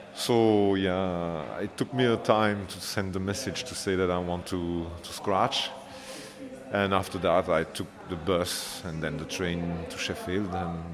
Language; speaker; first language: English; non-native, fluent; French